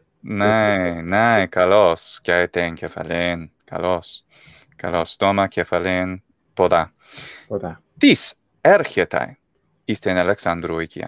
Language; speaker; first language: Greek; non-native, fluent; English